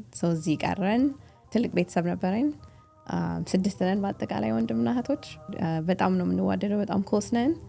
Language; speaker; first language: Amharic; native; Amharic